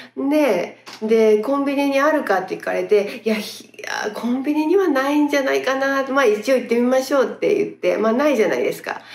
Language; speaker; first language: Japanese; native; Japanese